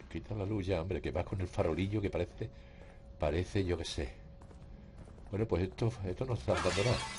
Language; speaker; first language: Spanish; native; Spanish